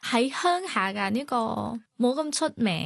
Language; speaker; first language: Cantonese; non-native, learner; Thai